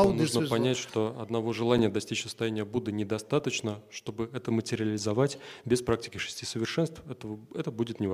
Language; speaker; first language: Russian; native; Russian